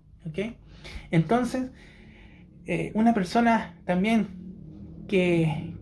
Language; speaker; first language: Spanish; native; Spanish